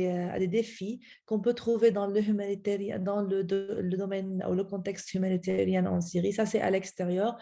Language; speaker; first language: French; non-native, fluent; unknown